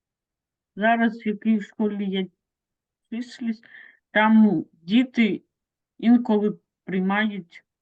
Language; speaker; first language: Ukrainian; non-native, local second language; Russian